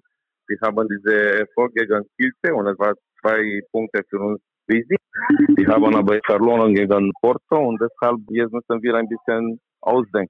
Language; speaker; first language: German; non-native, learner; Romanian